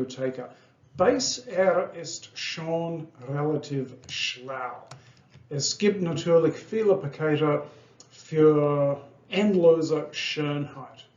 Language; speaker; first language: German; non-native, fluent; English